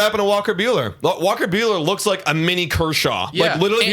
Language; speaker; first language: English; native; English